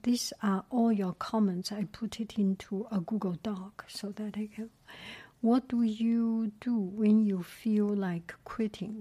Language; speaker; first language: English; non-native, fluent; Chinese